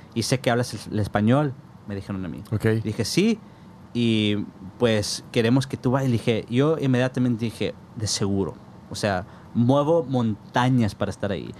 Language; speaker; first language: Spanish; early bilingual, heritage; Spanish